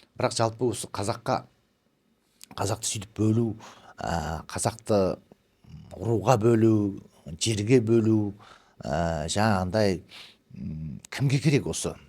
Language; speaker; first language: Kazakh; early bilingual, heritage; Kazakh